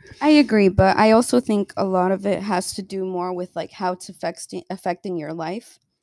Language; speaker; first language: English; early bilingual, other home language; Spanish